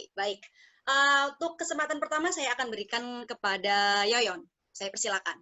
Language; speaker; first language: Indonesian; native; Indonesian